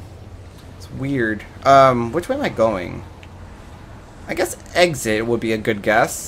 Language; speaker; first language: English; native; English